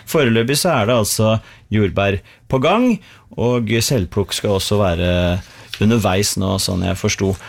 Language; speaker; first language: Norwegian; native; Norwegian